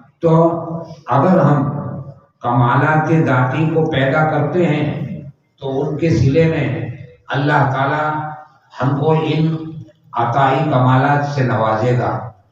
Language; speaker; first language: Urdu; non-native, local second language; Gujarati